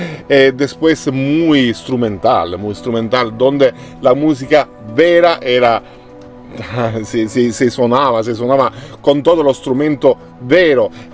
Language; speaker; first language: Spanish; non-native, learner; Italian